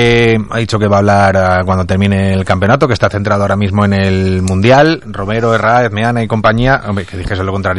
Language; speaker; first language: Spanish; native; Spanish